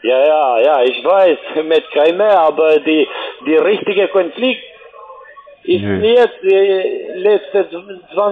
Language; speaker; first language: German; non-native, learner; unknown